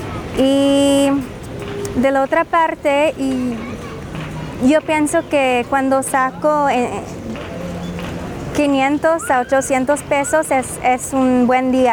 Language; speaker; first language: Spanish; non-native, fluent; English